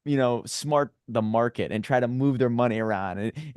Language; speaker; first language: English; native; English